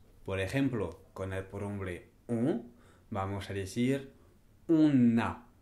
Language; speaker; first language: Spanish; non-native, fluent; French